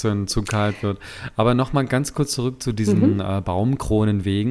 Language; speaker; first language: German; native; German